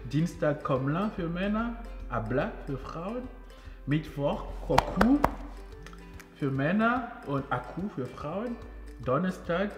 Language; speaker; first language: German; non-native, fluent; Ewe